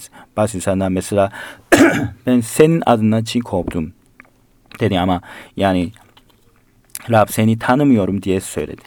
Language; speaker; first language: Turkish; non-native, learner; Korean